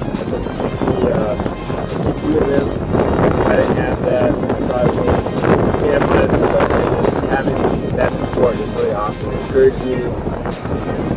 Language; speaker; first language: English; native; English